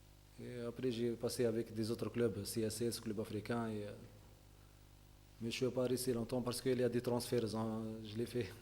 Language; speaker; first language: French; non-native, local second language; Arabic